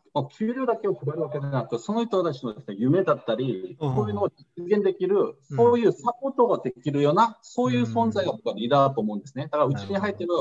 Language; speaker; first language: Japanese; early bilingual, other home language; Korean